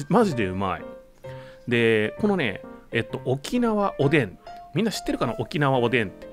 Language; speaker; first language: Japanese; native; Japanese